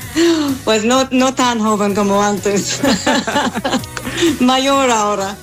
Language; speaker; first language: Spanish; non-native, learner; English